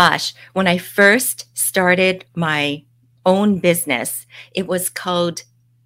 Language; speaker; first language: English; native; English